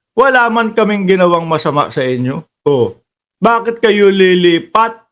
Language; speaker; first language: Filipino; native; Filipino